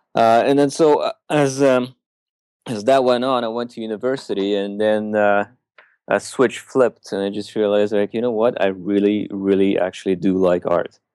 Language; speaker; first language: English; early bilingual, other home language; Russian